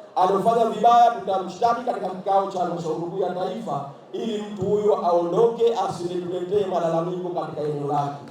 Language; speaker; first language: Swahili; native; Swahili